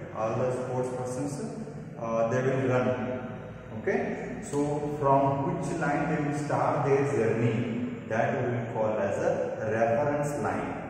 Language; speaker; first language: English; non-native, local second language; Kannada